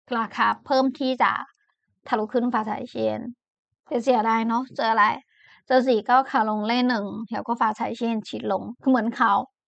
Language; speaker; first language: Thai; non-native, fluent; Chinese